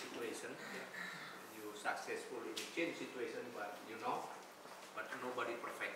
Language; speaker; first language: English; non-native, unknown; Indonesian